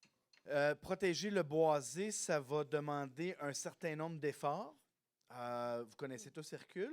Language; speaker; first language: French; native; French